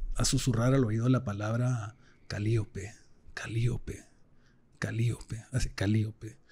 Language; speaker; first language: Spanish; native; Spanish